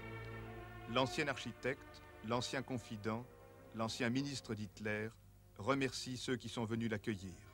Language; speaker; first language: French; native; French